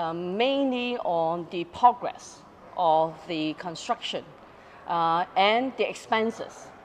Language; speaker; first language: English; non-native, local second language; Cantonese